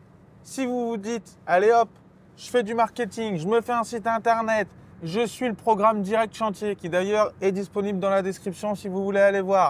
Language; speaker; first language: French; native; French